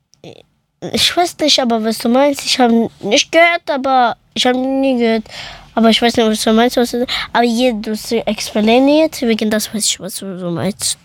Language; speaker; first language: German; early bilingual, other home language; Persian